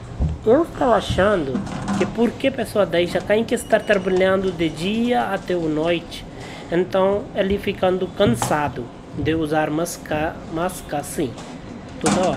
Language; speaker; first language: Portuguese; non-native, learner; Hindi